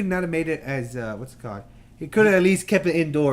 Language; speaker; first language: English; native; English